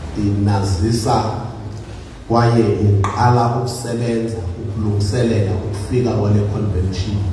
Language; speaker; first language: Zulu; non-native, local second language; Xhosa